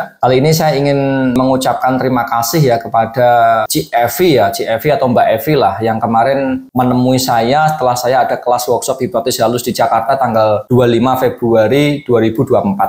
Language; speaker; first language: Indonesian; native; Indonesian